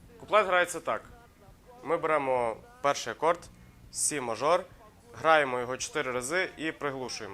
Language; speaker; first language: Ukrainian; native; Ukrainian